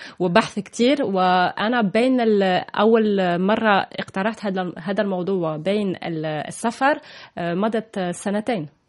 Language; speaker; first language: Arabic; non-native, fluent; French